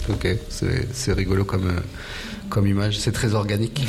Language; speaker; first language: French; native; French